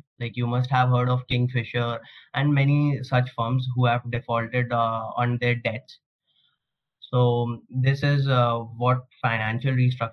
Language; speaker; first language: English; non-native, local second language; Hindi